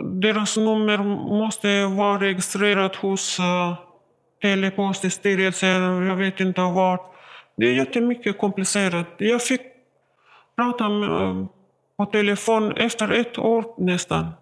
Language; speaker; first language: Swedish; non-native, learner; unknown